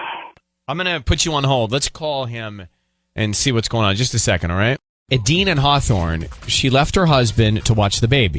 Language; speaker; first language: English; native; English